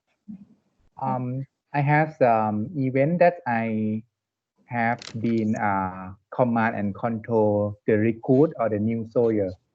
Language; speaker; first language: English; non-native, learner; Thai